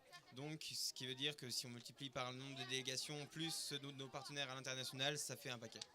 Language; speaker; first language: French; native; French